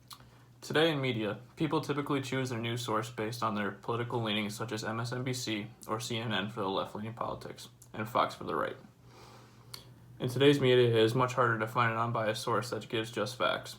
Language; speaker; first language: English; native; English